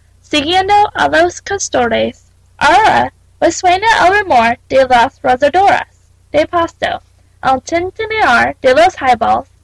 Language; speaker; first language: Spanish; non-native, learner; English